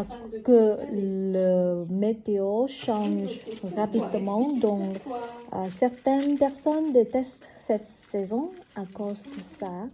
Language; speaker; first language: French; non-native, learner; Vietnamese